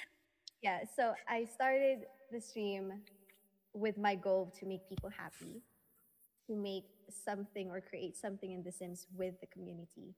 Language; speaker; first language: English; non-native, local second language; Filipino